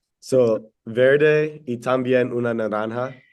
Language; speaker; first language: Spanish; non-native, learner; English